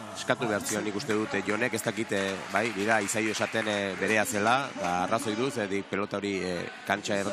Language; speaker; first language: Basque; native; Basque